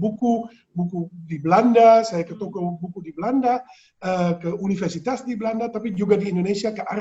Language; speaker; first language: Indonesian; non-native, fluent; Dutch